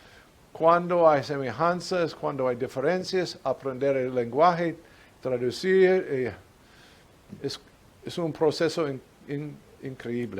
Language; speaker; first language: Spanish; non-native, fluent; English